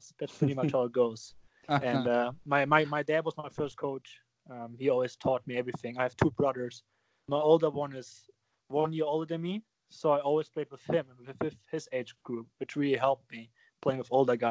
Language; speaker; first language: English; non-native, fluent; German